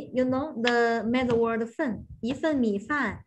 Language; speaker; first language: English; non-native, fluent; Chinese